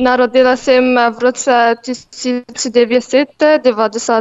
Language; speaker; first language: Czech; non-native, learner; Arabic